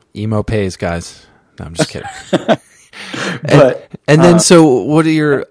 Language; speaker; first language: English; native; English